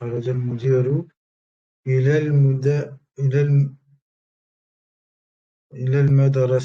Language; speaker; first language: Arabic; non-native, learner; French